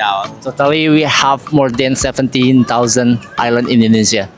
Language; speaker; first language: English; non-native, learner; Indonesian